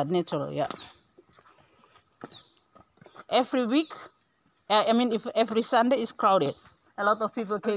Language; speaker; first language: English; non-native, learner; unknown